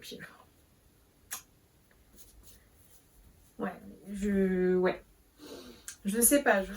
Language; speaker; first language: French; native; French